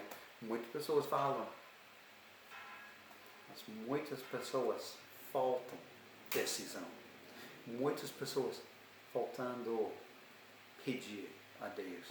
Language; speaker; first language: Portuguese; non-native, learner; English